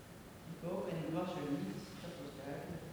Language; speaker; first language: Dutch; non-native, learner; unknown